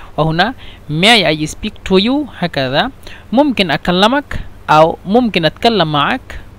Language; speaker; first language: Egyptian Arabic; non-native, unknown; Bangla